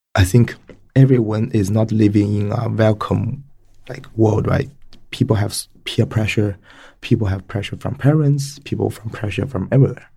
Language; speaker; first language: English; non-native, fluent; Chinese